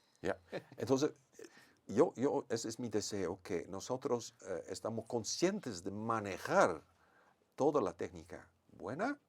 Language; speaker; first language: Spanish; non-native, fluent; Dutch